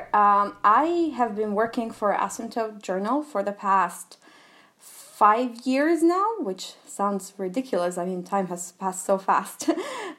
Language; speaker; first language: English; non-native, fluent; Albanian